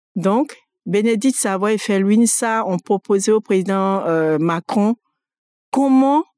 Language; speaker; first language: French; non-native, local second language; Fon